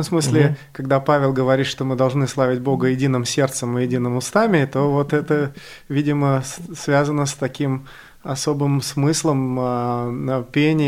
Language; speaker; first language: Russian; native; Russian